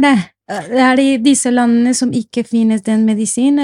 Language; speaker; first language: Norwegian; non-native, fluent; Spanish